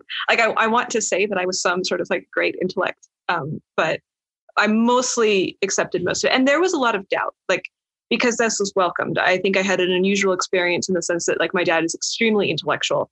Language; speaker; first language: English; native; English